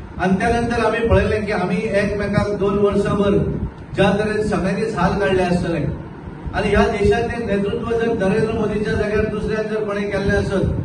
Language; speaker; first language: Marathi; non-native, local second language; Konkani